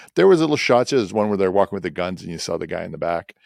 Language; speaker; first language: English; native; English